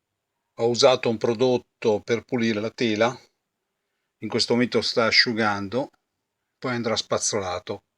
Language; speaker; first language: Italian; native; Italian